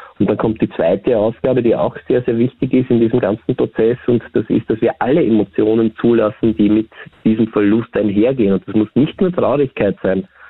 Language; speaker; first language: German; native; German